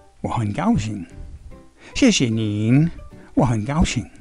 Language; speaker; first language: Chinese; non-native, learner; English